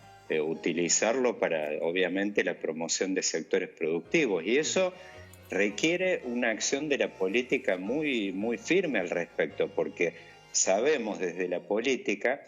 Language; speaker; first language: Spanish; native; Spanish